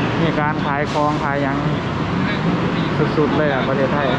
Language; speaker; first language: Thai; non-native, local second language; Northeastern Thai